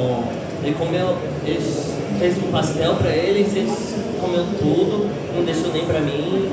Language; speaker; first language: Portuguese; early bilingual, heritage; Japanese